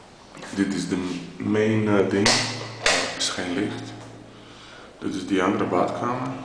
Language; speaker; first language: Dutch; non-native, fluent; Portuguese